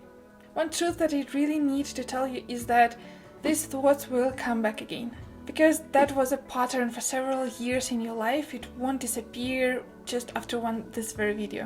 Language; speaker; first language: English; non-native, fluent; Russian